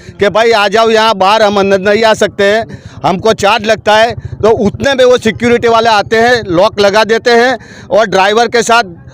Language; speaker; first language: Hindi; non-native, local second language; Gujarati